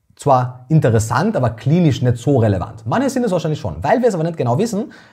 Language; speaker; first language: German; native; German